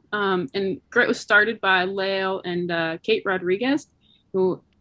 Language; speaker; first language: English; native; English